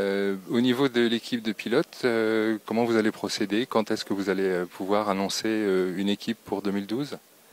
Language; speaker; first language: French; native; French